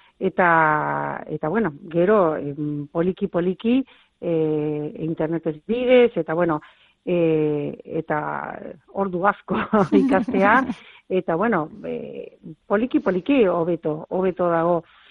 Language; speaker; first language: Basque; non-native, local second language; Spanish